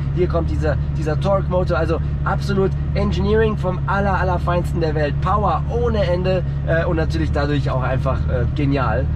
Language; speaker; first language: German; early bilingual, heritage; German